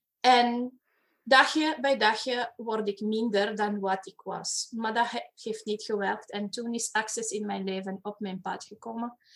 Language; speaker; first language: Dutch; non-native, fluent; Romanian